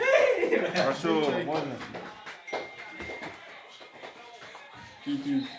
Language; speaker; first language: Russian; non-native, learner; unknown